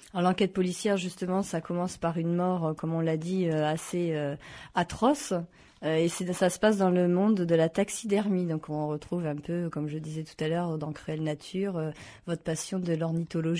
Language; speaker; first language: French; native; French